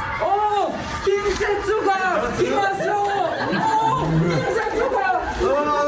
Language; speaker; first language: Japanese; non-native, learner; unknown